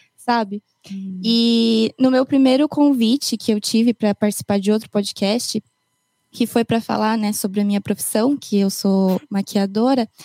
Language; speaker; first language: Portuguese; early bilingual, heritage; Japanese